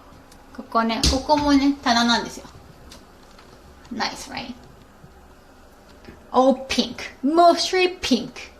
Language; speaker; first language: Japanese; native; Japanese